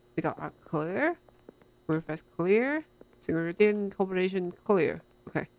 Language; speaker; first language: English; non-native, local second language; Chinese